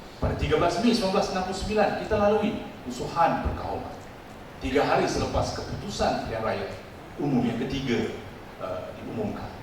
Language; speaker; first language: Malay; non-native, local second language; Tamil